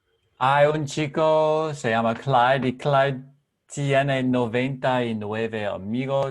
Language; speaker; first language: Spanish; non-native, learner; English